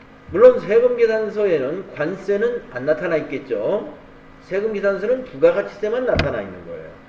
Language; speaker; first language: Korean; native; Korean